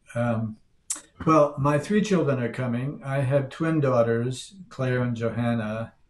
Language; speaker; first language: English; native; English